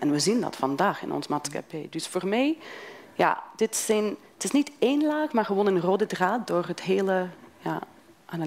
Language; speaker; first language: Dutch; non-native, fluent; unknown